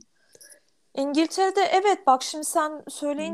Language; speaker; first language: Turkish; native; Turkish